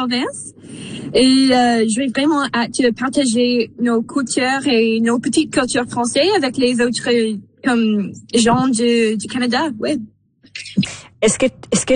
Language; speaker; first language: French; non-native, local second language; English